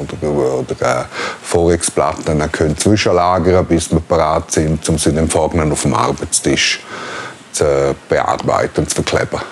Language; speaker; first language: German; native; German